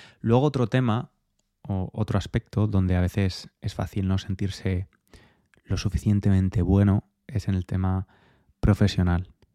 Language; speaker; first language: Spanish; native; Spanish